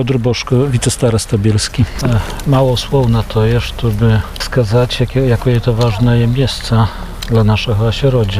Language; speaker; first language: Polish; non-native, local second language; Belarusian